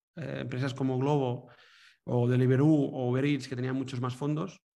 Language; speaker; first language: Spanish; native; Spanish